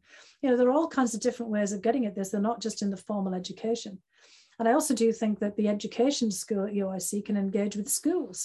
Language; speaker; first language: English; native; English